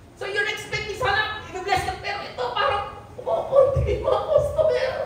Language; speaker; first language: Filipino; native; Filipino